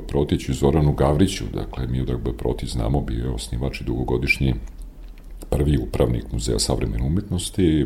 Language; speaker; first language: Serbian; native; Serbian